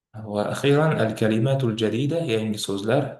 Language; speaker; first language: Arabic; non-native, fluent; Uzbek